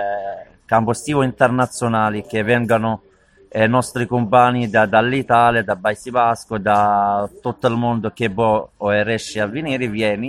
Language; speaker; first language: Italian; non-native, learner; Arabic